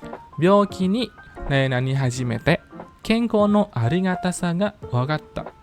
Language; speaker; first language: Japanese; non-native, fluent; Indonesian